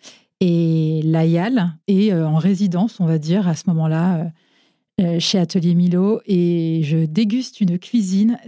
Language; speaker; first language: French; native; French